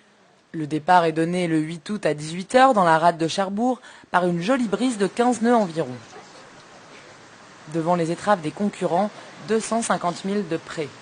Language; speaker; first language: French; native; French